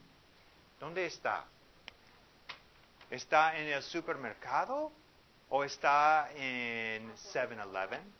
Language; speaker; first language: Spanish; non-native, fluent; English